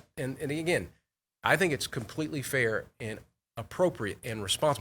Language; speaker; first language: English; native; English